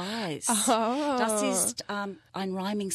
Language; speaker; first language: German; non-native, fluent; English